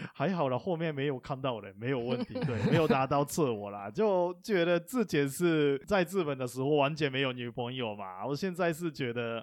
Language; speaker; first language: Chinese; non-native, fluent; Japanese